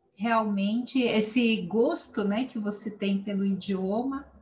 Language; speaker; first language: Portuguese; native; Portuguese